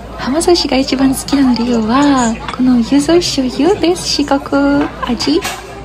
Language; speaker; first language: Japanese; non-native, learner; Tatar